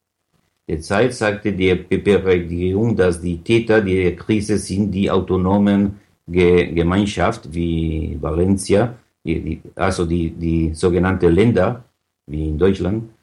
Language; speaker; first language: German; non-native, learner; Catalan